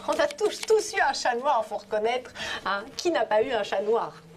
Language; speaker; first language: French; native; French